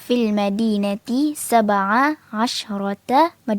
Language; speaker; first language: Arabic; non-native, learner; Malay